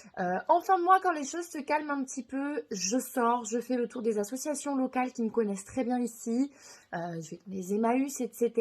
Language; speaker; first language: French; native; French